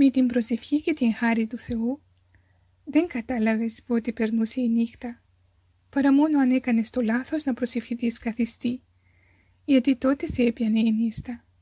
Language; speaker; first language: Greek; non-native, fluent; Romanian